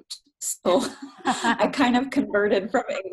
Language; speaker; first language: English; native; English